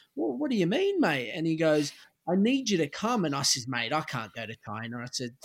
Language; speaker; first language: English; native; English